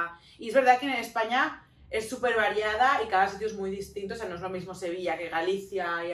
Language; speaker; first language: Spanish; native; Spanish